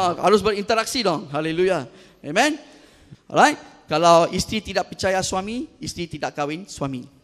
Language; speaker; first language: Malay; non-native, local second language; Tamil